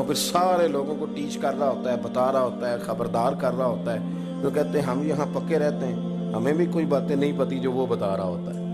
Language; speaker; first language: Urdu; non-native, local second language; Punjabi